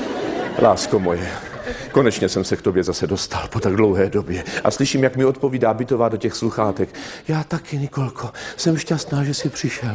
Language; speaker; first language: Czech; native; Czech